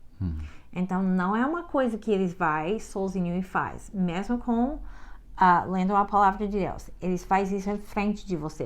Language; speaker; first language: Portuguese; non-native, learner; English